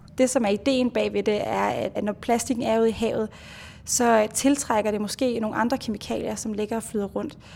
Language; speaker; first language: Danish; native; Danish